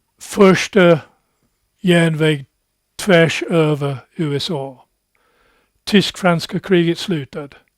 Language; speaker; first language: Swedish; non-native, fluent; English